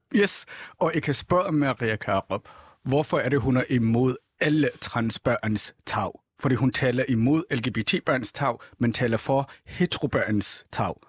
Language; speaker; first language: Danish; non-native, fluent; Somali